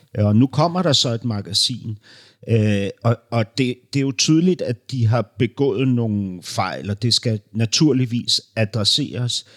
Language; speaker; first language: Danish; native; Danish